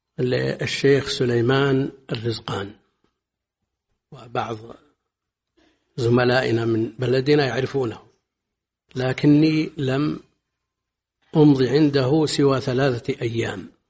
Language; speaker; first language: Arabic; native; Arabic